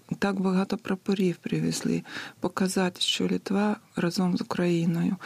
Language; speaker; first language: Ukrainian; non-native, fluent; Lithuanian